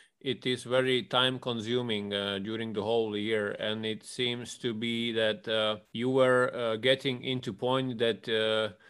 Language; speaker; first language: English; non-native, fluent; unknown